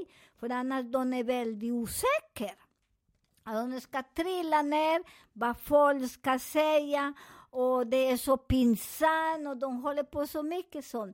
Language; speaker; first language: Swedish; non-native, fluent; Spanish